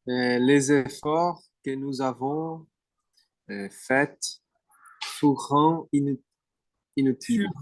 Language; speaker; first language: French; non-native, learner; Portuguese